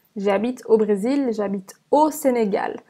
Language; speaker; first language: French; non-native, learner; Portuguese